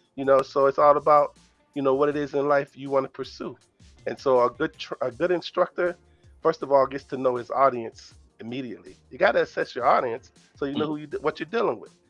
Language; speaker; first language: English; native; English